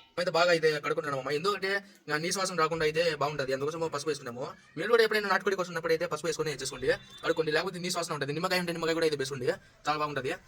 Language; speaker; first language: Telugu; non-native, local second language; Urdu